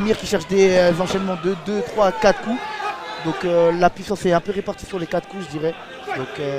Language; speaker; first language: French; native; French